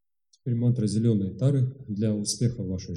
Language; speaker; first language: Russian; native; Russian